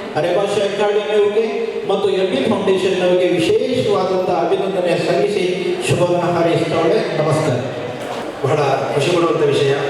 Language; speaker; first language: Kannada; non-native, local second language; Tulu